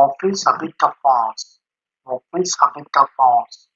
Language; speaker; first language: French; non-native, learner; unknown